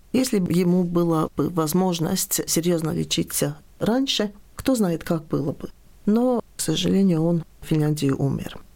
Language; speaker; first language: Russian; non-native, local second language; Latvian